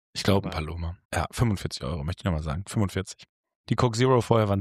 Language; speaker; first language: German; native; German